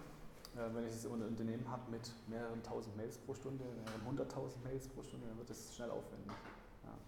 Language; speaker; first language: German; native; German